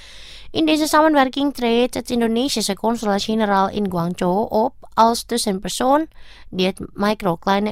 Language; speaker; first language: Dutch; non-native, fluent; Indonesian